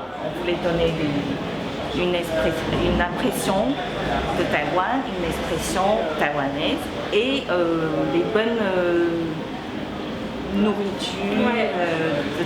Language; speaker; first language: French; non-native, fluent; Chinese